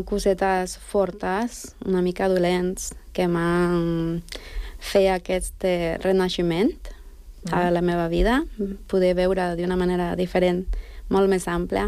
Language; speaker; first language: Catalan; non-native, fluent; Spanish